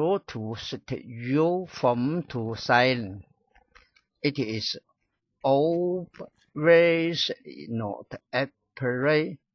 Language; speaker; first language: English; non-native, learner; Chinese